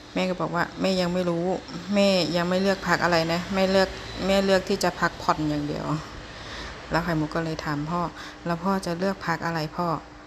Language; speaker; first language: Thai; native; Thai